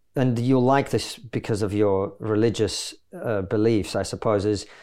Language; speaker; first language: English; non-native, fluent; Russian